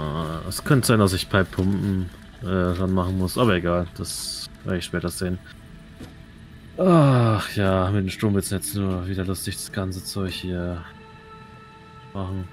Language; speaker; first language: German; native; German